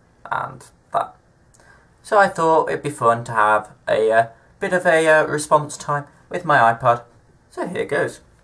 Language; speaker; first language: English; native; English